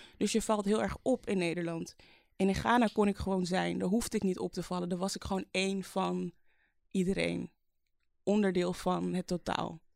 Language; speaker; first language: Dutch; early bilingual, other home language; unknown